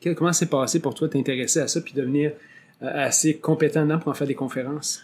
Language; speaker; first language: French; native; French